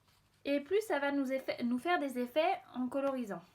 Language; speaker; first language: French; native; French